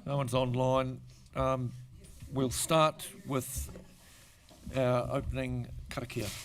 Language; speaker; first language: English; native; English